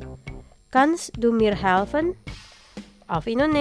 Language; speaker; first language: German; non-native, learner; Indonesian